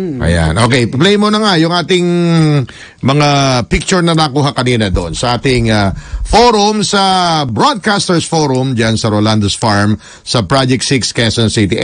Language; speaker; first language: Filipino; non-native, local second language; Hiligaynon